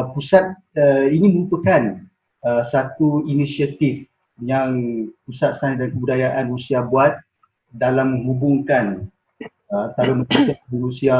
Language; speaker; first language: Malay; native; Malay